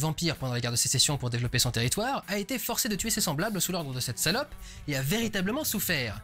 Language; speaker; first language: French; native; French